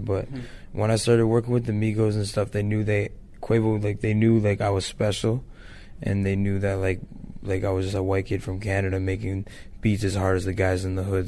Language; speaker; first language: English; native; English